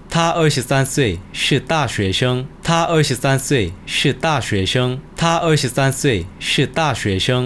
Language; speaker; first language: Chinese; non-native, fluent; Korean